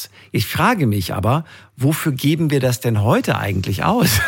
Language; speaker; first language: German; native; German